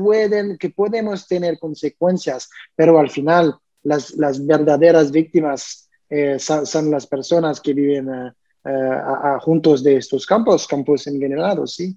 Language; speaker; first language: Spanish; non-native, learner; French